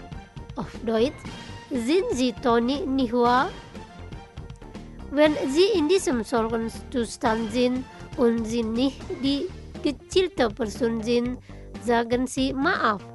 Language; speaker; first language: German; non-native, learner; Indonesian